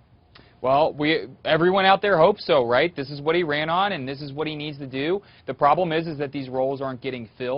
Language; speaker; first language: English; native; English